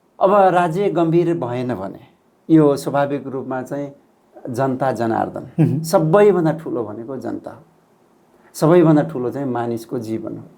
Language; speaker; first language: Nepali; non-native, local second language; Rana Tharu